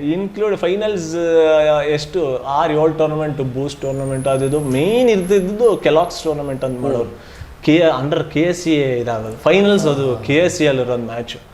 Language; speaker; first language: Kannada; native; Kannada